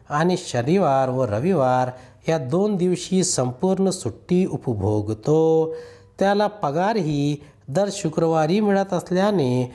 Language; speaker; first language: Marathi; non-native, local second language; Urdu